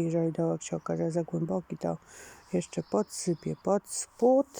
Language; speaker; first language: Polish; native; Polish